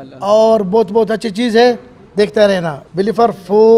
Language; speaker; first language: Hindi; non-native, fluent; Arabic